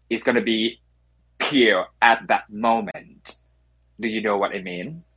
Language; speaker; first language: English; non-native, fluent; Thai